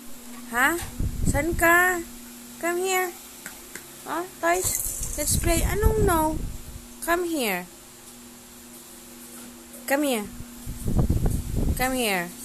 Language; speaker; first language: English; non-native, local second language; Filipino